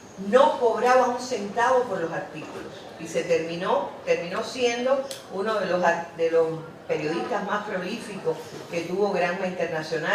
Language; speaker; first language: Spanish; native; Spanish